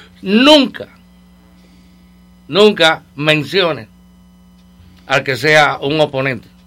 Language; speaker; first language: Spanish; native; Spanish